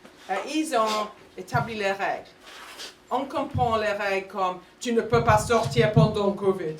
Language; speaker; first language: French; non-native, fluent; English